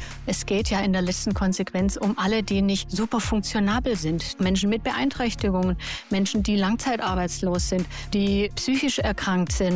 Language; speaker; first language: German; native; German